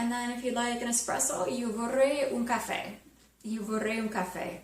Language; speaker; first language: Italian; non-native, fluent; English